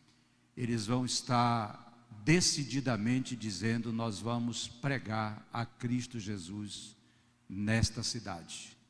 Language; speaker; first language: Portuguese; native; Portuguese